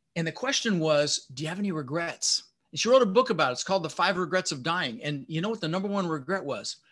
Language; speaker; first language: English; early bilingual, other home language; Dutch